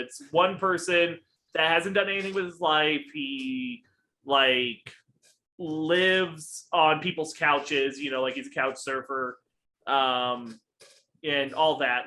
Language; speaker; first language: English; native; English